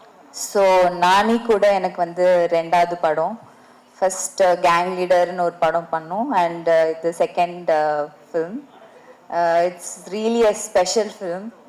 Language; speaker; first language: Tamil; early bilingual, heritage; Tamil